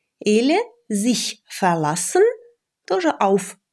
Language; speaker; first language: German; non-native, fluent; Russian